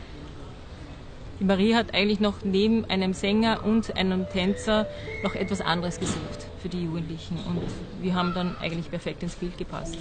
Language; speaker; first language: German; native; German